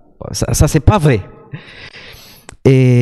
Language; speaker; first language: French; non-native, fluent; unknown